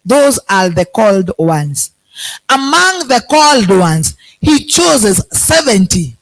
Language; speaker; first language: English; non-native, local second language; Swahili